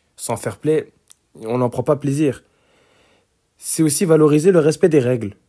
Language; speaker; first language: French; native; French